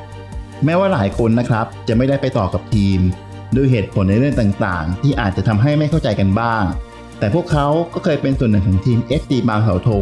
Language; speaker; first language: Thai; native; Thai